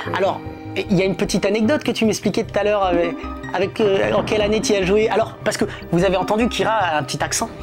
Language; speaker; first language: French; native; French